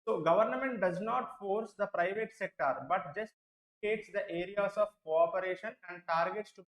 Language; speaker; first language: English; non-native, local second language; Telugu